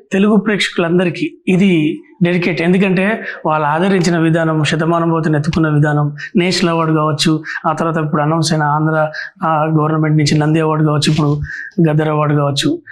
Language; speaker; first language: Telugu; native; Telugu